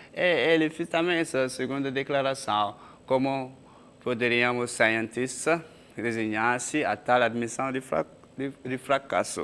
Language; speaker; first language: Portuguese; non-native, fluent; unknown